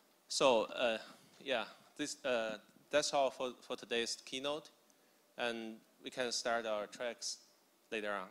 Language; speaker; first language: English; non-native, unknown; Chinese